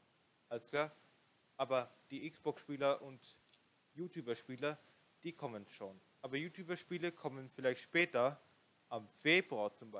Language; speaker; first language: German; non-native, local second language; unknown